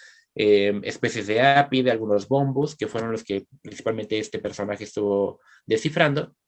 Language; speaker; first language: Spanish; native; Spanish